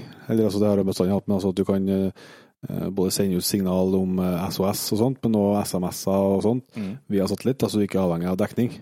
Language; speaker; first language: Norwegian; native; Norwegian